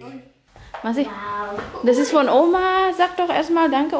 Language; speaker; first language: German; non-native, learner; Indonesian